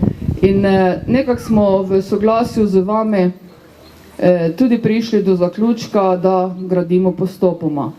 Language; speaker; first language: Slovenian; native; Slovenian